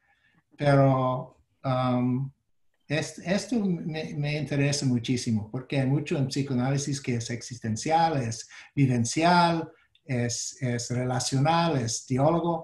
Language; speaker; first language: Spanish; non-native, fluent; English